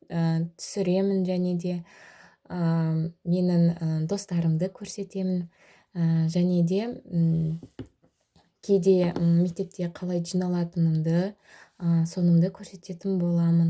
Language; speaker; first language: Kazakh; non-native, local second language; Russian